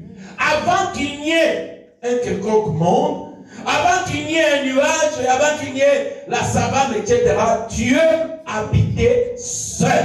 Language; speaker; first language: French; non-native, local second language; Lingala